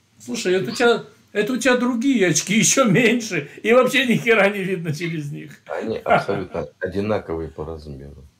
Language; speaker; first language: Russian; native; Russian